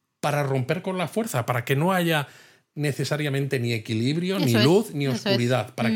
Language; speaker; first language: Spanish; native; Spanish